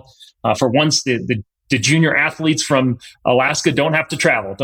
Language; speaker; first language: English; native; English